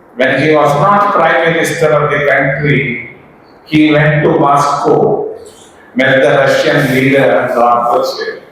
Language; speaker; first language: English; non-native, local second language; Telugu